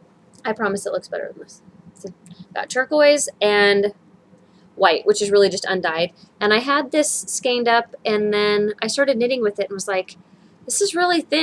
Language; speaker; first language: English; native; English